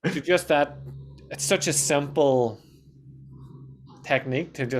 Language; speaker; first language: English; native; English